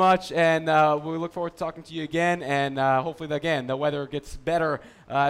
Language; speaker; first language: English; native; English